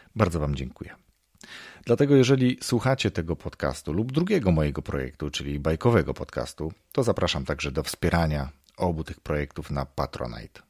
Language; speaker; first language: Polish; native; Polish